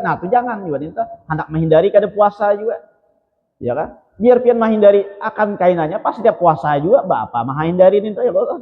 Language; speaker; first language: Indonesian; non-native, local second language; Banjar